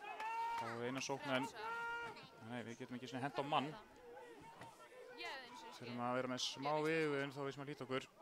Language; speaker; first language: Icelandic; native; Icelandic